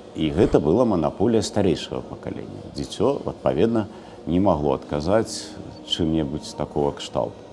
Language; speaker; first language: Belarusian; native; Belarusian